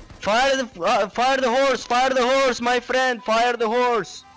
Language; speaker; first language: English; non-native, learner; Turkish